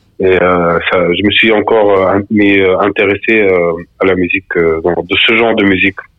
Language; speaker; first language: French; non-native, local second language; Arabic